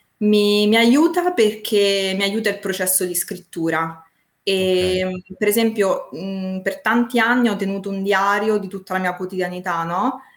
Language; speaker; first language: Italian; native; Italian